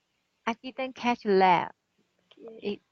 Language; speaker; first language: English; non-native, learner; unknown